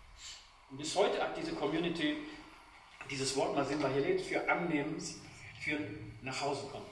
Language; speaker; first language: German; non-native, fluent; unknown